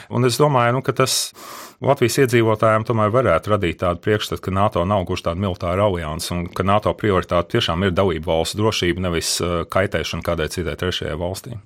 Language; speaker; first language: Latvian; native; Latvian